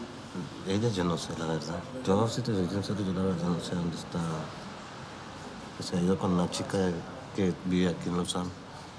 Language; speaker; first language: Spanish; native; Spanish